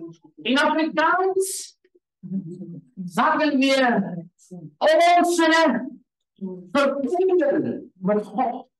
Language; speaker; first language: German; non-native, learner; Afrikaans